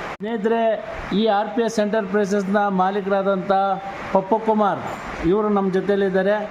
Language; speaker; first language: Kannada; native; Kannada